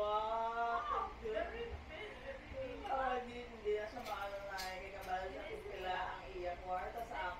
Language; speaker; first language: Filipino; non-native, local second language; Hiligaynon